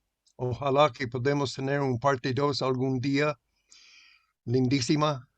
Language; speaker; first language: Spanish; non-native, fluent; English